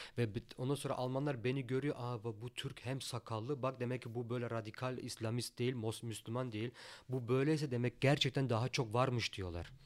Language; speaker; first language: Turkish; early bilingual, heritage; Turkish